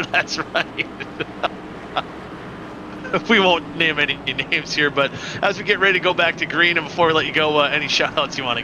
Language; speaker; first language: English; native; English